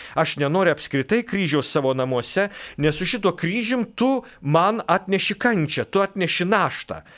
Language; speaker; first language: Lithuanian; native; Lithuanian